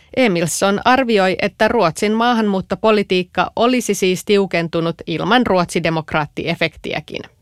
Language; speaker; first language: Finnish; native; Finnish